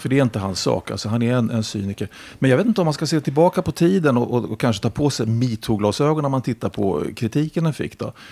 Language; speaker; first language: Swedish; native; Swedish